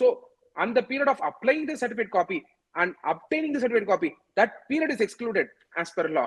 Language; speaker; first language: English; non-native, local second language; Tamil